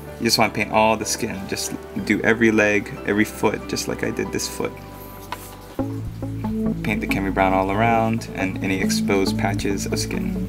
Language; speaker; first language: English; native; English